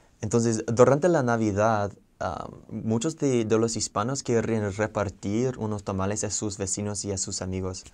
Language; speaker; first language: Spanish; non-native, fluent; English